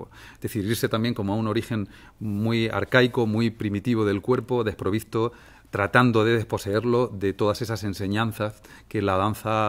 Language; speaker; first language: Spanish; native; Spanish